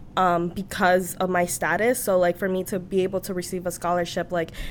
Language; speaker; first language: English; native; English